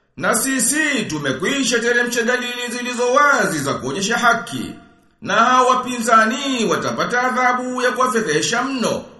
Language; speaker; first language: Swahili; native; Swahili